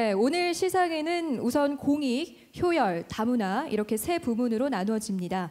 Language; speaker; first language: Korean; native; Korean